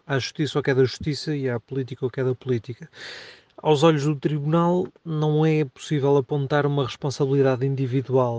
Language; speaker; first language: Portuguese; native; Portuguese